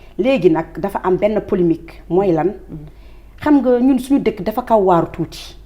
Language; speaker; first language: Wolof; non-native, local second language; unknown